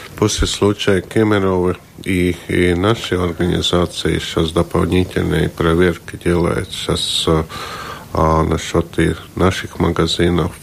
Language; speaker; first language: Russian; non-native, local second language; Latvian